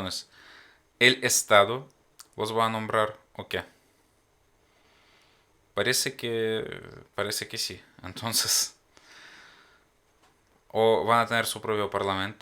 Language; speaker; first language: Spanish; non-native, fluent; Ukrainian